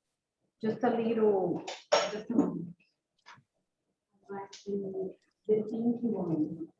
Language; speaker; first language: English; non-native, learner; Portuguese